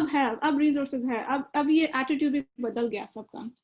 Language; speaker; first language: Hindi; early bilingual, other home language; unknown